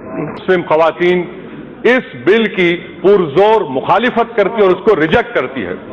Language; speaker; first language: Urdu; native; Urdu